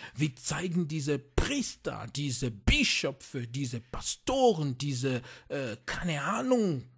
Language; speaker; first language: German; non-native, fluent; French